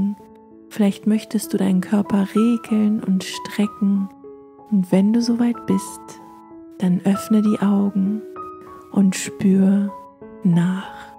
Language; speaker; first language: German; native; German